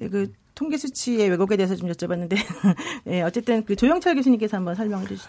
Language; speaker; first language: Korean; native; Korean